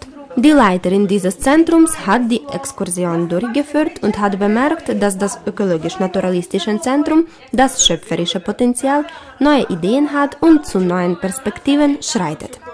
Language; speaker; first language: German; non-native, fluent; Ukrainian